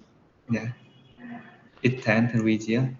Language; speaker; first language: English; non-native, learner; Vietnamese